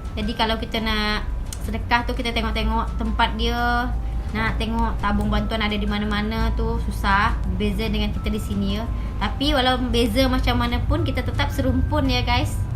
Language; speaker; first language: Malay; native; Malay